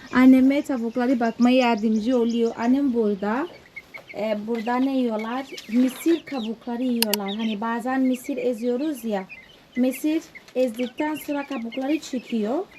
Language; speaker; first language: Turkish; non-native, fluent; Portuguese